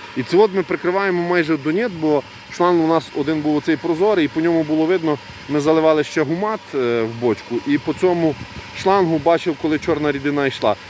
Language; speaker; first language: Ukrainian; native; Ukrainian